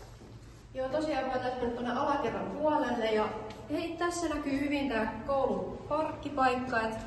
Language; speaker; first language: Finnish; native; Finnish